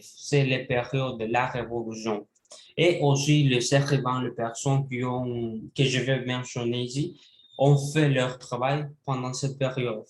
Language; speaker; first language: French; non-native, learner; Spanish